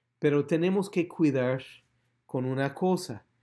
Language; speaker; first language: Spanish; non-native, fluent; English